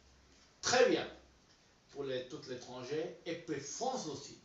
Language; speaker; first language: French; non-native, learner; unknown